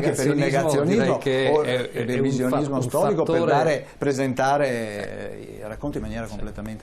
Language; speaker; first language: Italian; native; Italian